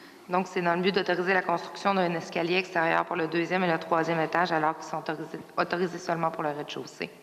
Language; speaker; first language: French; native; French